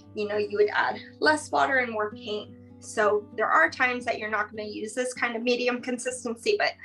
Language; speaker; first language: English; native; English